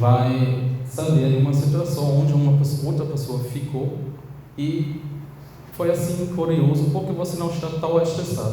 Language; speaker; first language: Portuguese; non-native, fluent; German